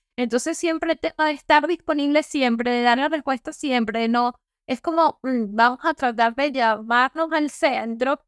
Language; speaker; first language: Spanish; native; Spanish